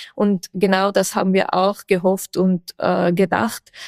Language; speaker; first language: German; non-native, fluent; Persian